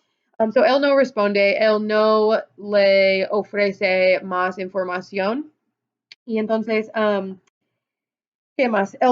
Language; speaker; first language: Spanish; non-native, fluent; English